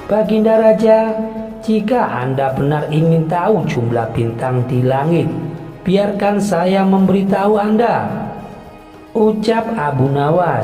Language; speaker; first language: Indonesian; native; Indonesian